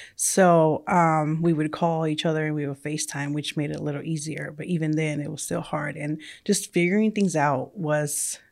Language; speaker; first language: English; early bilingual, other home language; Spanish